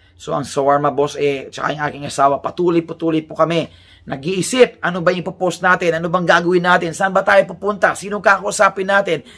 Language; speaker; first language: Filipino; non-native, fluent; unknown